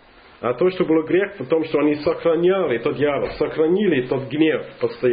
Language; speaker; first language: Russian; non-native, fluent; English